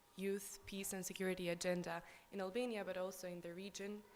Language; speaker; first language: English; non-native, fluent; Albanian